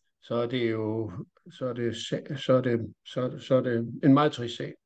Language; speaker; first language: Danish; native; Danish